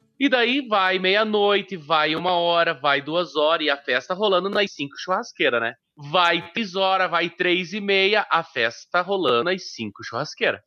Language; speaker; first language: Portuguese; native; Portuguese